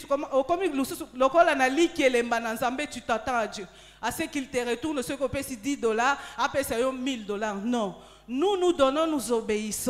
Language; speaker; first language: French; non-native, local second language; Lingala